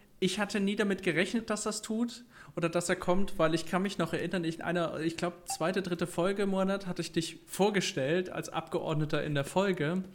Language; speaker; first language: German; native; German